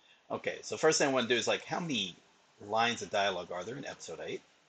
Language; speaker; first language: English; native; English